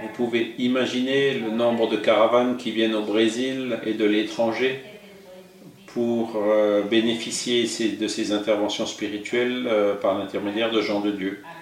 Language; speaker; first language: French; non-native, fluent; Portuguese